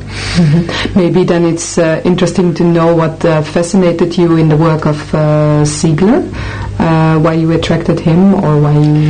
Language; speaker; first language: English; non-native, fluent; Dutch